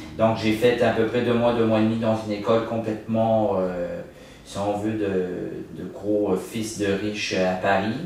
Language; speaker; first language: French; native; French